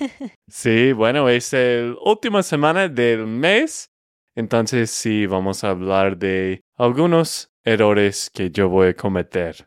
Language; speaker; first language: Spanish; non-native, fluent; English